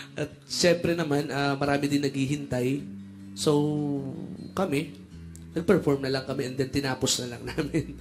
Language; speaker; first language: Filipino; native; Filipino